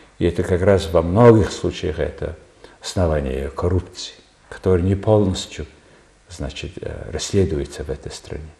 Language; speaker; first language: Russian; non-native, fluent; Mongolian